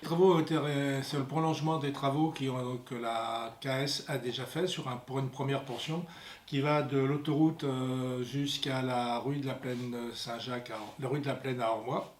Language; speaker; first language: French; native; French